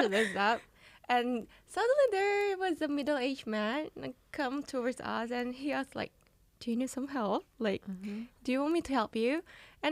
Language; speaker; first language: English; non-native, fluent; Indonesian